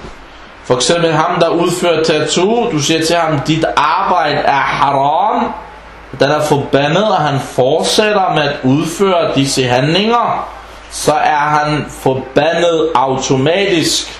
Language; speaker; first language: Danish; early bilingual, other home language; Arabic